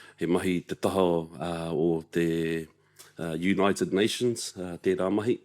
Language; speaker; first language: Māori; native; Māori